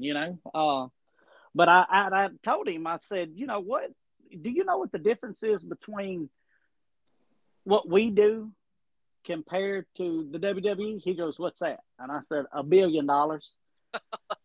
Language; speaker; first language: English; native; English